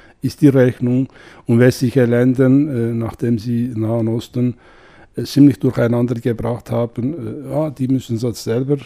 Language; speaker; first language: German; non-native, fluent; Kurdish